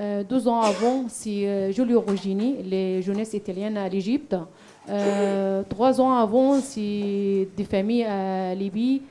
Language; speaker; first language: French; non-native, fluent; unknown